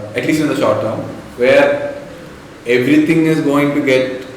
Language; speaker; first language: English; non-native, local second language; Malayalam